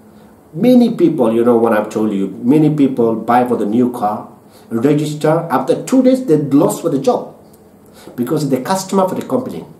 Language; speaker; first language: English; non-native, learner; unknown